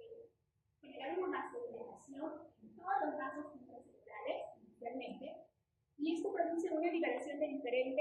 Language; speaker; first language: Spanish; native; Spanish